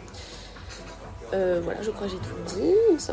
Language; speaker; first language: French; native; French